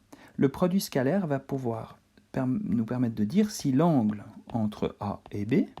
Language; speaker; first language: French; native; French